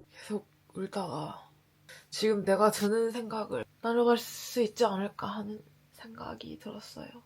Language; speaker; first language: Korean; native; Korean